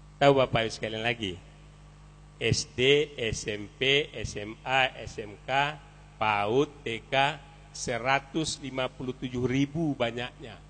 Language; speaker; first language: Indonesian; non-native, local second language; Minangkabau